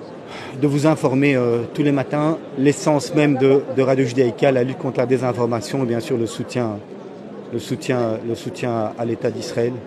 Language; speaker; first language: French; native; French